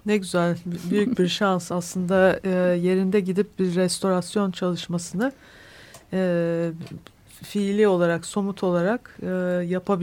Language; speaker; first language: Turkish; native; Turkish